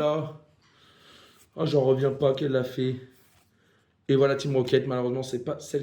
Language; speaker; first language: French; native; French